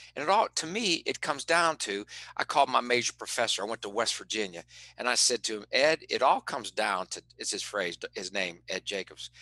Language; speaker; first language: English; native; English